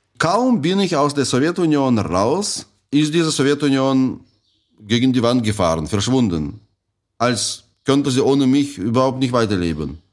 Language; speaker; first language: German; non-native, fluent; Russian